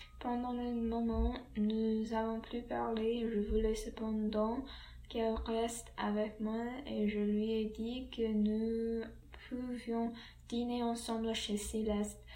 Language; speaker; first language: French; non-native, learner; English